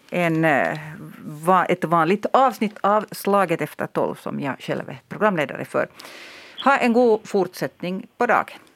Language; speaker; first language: Swedish; native; Swedish